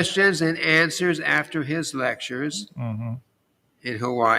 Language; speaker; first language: English; native; English